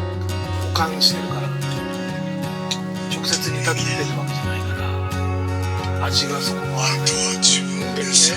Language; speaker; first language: Japanese; native; Japanese